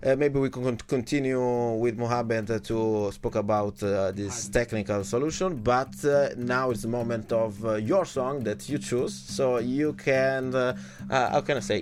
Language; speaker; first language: English; non-native, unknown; Italian